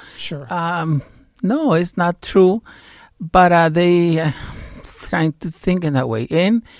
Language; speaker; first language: English; non-native, fluent; Spanish